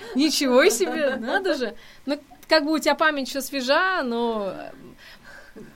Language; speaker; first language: Russian; native; Russian